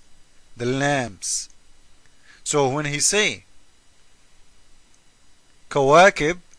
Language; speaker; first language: English; non-native, fluent; Arabic